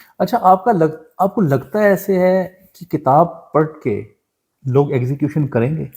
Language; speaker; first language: Urdu; native; Urdu